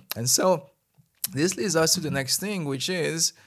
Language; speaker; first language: English; non-native, fluent; Malagasy